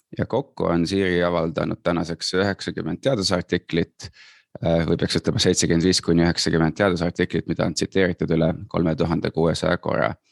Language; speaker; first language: Estonian; native; Estonian